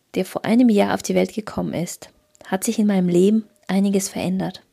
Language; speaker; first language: German; early bilingual, other home language; Russian